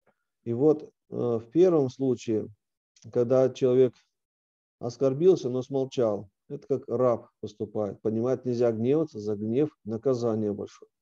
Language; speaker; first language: Russian; native; Russian